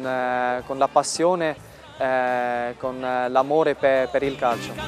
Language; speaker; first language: Italian; non-native, fluent; German